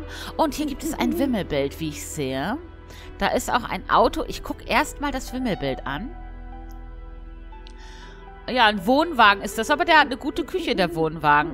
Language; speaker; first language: German; native; German